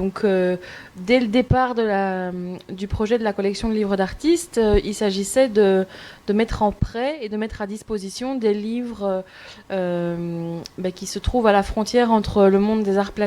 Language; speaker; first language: French; native; French